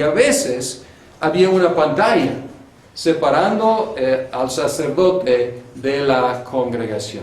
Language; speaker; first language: Spanish; non-native, fluent; English